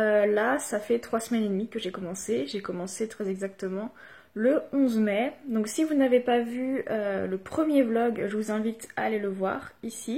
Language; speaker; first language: French; native; French